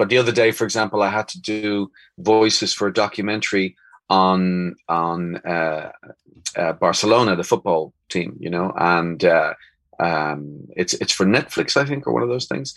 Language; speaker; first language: English; native; English